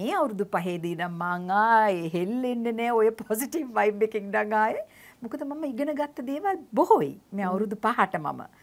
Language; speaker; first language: Sinhala; native; Sinhala